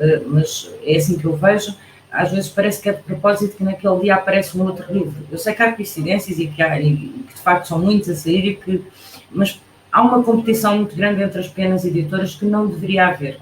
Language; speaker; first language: Portuguese; native; Portuguese